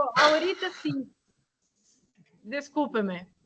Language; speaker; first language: Spanish; non-native, learner; Portuguese